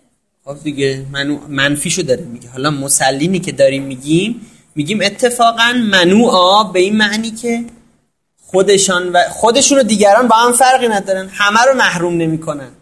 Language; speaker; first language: Persian; native; Persian